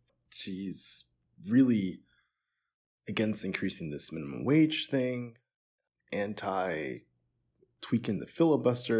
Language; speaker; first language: English; native; English